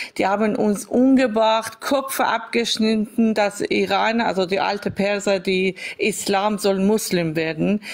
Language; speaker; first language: German; non-native, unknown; Persian